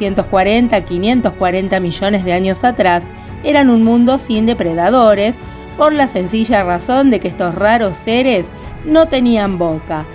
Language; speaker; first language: Spanish; native; Spanish